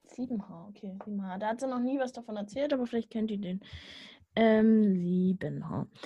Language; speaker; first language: German; native; German